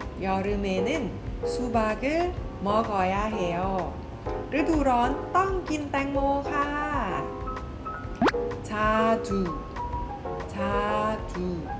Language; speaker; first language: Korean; non-native, fluent; Thai